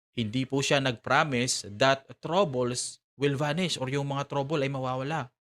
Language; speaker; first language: Filipino; non-native, local second language; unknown